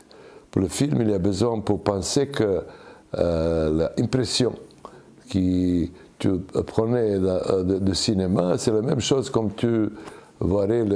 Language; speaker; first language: French; non-native, learner; Serbian